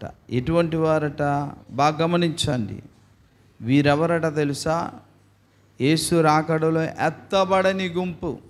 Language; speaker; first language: Telugu; native; Telugu